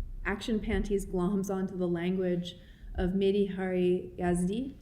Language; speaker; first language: English; native; English